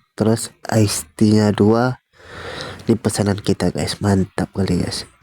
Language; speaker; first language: Indonesian; native; Indonesian